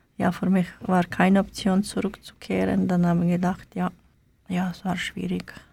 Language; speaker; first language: German; non-native, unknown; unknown